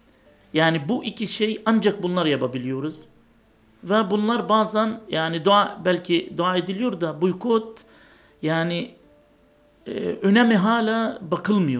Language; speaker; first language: Turkish; non-native, fluent; Arabic